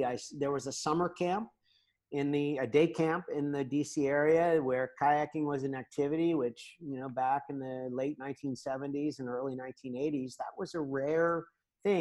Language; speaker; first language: English; native; English